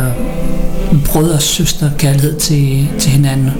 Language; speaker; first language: Danish; non-native, fluent; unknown